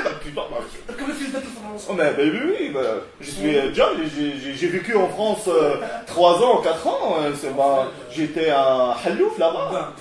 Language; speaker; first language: French; non-native, local second language; Arabic